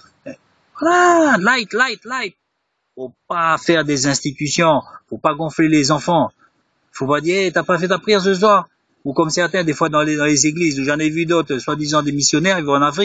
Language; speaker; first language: French; native; French